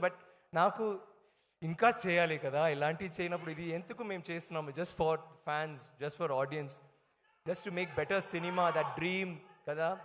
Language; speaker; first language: Telugu; non-native, learner; Tamil